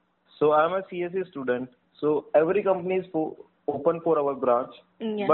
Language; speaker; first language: English; non-native, local second language; Hindi